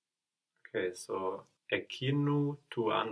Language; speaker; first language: Greek; non-native, learner; English